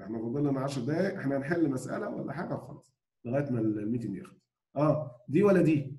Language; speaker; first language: Arabic; native; Arabic